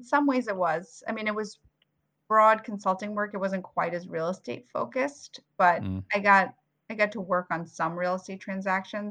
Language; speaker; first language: English; native; English